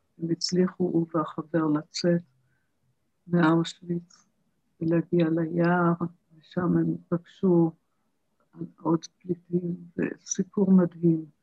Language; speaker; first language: Hebrew; early bilingual, other home language; German